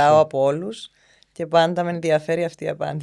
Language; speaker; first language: Greek; native; Greek